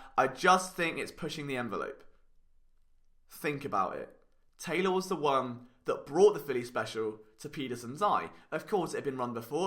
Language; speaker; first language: English; native; English